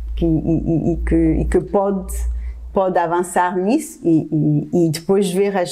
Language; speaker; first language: Portuguese; non-native, fluent; French